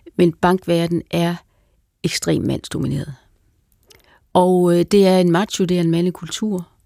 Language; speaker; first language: Danish; native; Danish